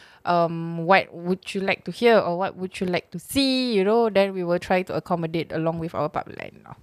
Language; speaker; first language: English; non-native, local second language; Malay